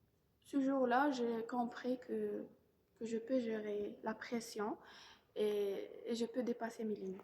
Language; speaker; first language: French; non-native, local second language; Arabic